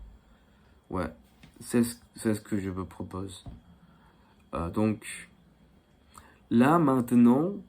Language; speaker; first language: French; non-native, fluent; Korean